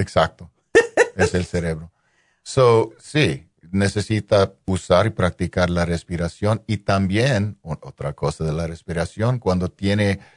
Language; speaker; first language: Spanish; non-native, local second language; English